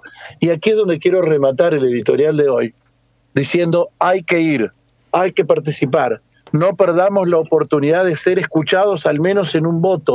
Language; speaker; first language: Spanish; native; Spanish